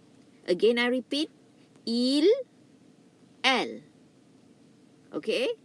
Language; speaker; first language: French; non-native, fluent; Malay